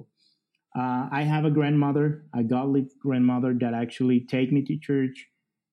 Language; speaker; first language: English; non-native, fluent; Spanish